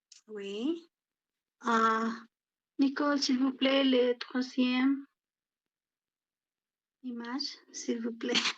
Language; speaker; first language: French; non-native, learner; Spanish